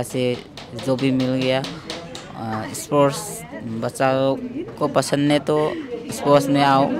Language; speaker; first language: Hindi; non-native, local second language; Manipuri